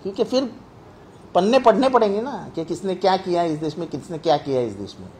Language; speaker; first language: Hindi; non-native, local second language; Marathi